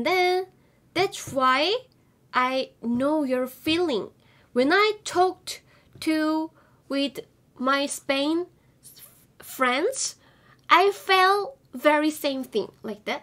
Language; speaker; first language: English; non-native, learner; Korean